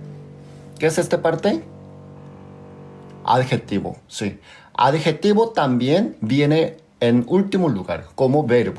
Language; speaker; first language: Spanish; non-native, fluent; Korean